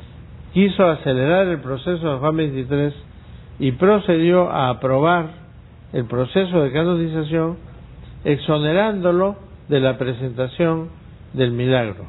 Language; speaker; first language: Spanish; native; Spanish